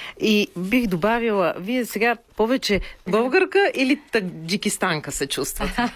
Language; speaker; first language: Bulgarian; native; Bulgarian